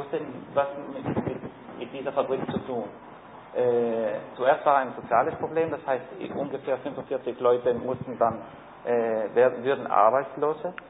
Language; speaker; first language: German; non-native, fluent; Spanish